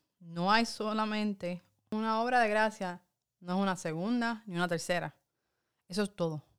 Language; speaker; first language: Spanish; early bilingual, heritage; Spanish